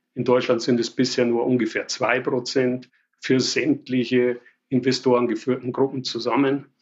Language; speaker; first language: German; native; German